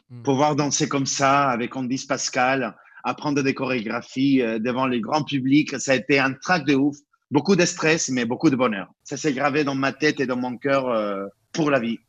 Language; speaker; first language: French; non-native, fluent; Spanish